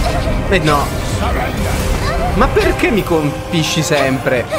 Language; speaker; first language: Italian; native; Italian